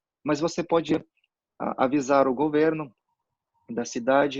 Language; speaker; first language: Portuguese; non-native, fluent; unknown